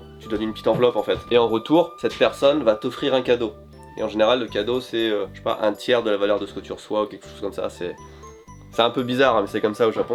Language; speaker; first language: French; native; French